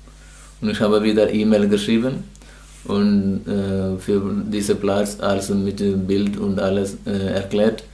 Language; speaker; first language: German; non-native, learner; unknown